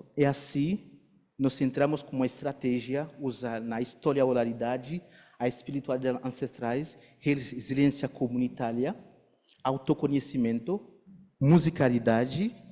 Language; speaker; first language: Portuguese; non-native, fluent; Haitian Creole